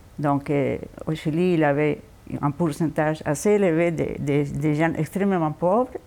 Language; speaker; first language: French; non-native, fluent; Spanish